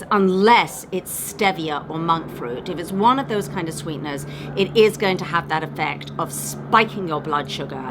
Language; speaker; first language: English; native; English